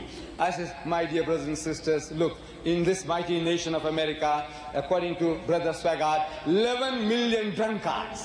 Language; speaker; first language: English; early bilingual, other home language; Gujarati